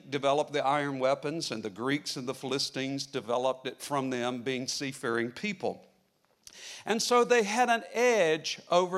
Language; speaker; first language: English; native; English